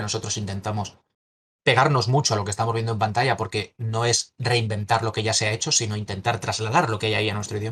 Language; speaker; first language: Spanish; native; Spanish